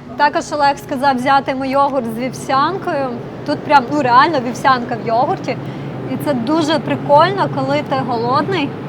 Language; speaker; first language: Ukrainian; non-native, local second language; Russian